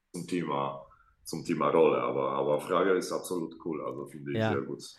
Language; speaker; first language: German; non-native, fluent; Polish